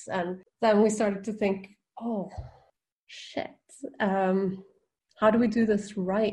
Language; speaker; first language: English; non-native, fluent; Norwegian